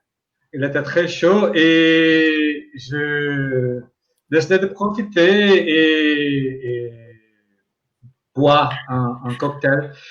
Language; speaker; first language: French; non-native, learner; Portuguese